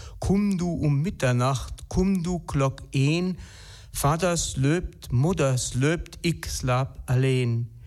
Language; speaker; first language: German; native; German